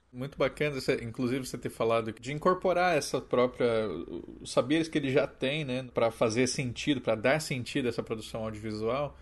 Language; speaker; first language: Portuguese; native; Portuguese